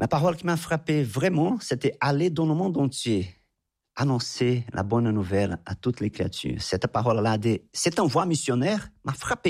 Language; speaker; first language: French; non-native, fluent; Portuguese